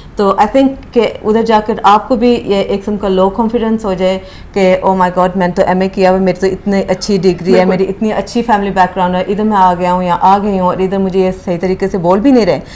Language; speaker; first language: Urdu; early bilingual, heritage; Urdu